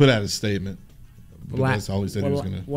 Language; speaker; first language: English; native; English